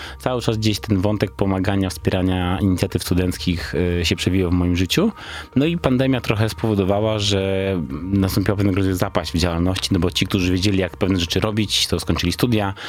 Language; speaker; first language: Polish; native; Polish